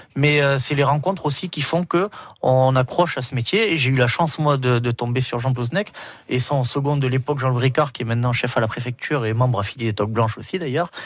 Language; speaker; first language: French; native; French